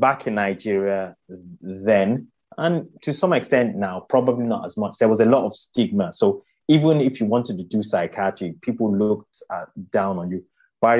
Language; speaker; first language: English; non-native, local second language; Yoruba